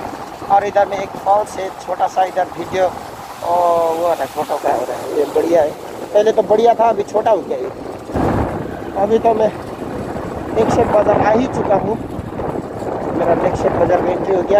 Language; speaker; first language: Hindi; non-native, learner; Nepali